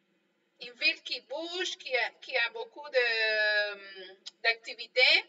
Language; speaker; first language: French; non-native, fluent; Spanish